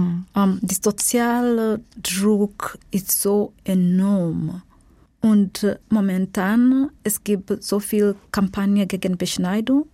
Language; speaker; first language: German; non-native, fluent; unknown